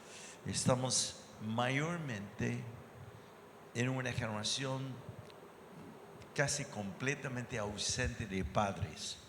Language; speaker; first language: Spanish; non-native, fluent; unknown